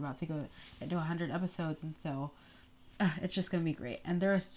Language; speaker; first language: English; native; English